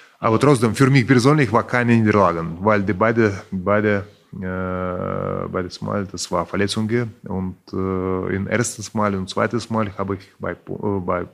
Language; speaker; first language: German; non-native, fluent; Russian